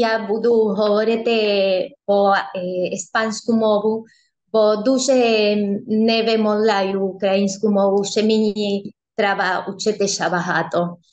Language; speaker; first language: Ukrainian; non-native, learner; Spanish